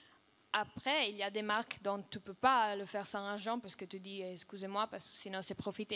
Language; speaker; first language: French; non-native, fluent; Russian